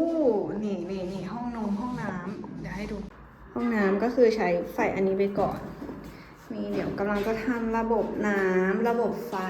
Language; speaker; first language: Thai; native; Thai